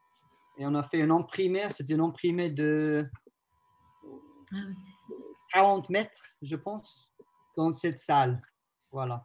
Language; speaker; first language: French; non-native, learner; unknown